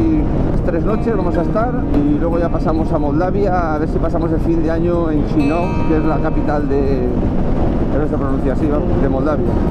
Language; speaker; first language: Spanish; native; Spanish